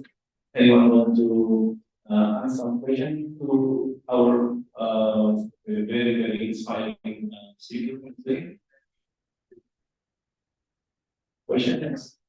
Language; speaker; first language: English; non-native, learner; Indonesian